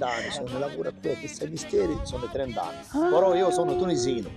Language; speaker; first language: Italian; non-native, learner; Arabic